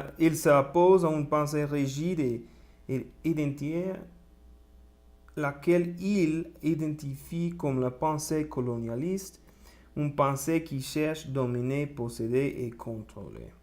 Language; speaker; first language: French; non-native, learner; Spanish